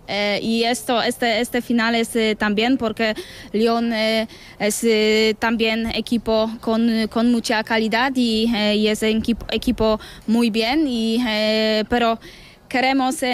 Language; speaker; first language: Spanish; non-native, learner; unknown